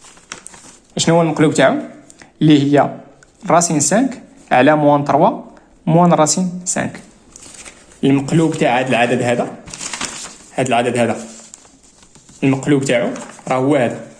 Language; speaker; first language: Arabic; native; Arabic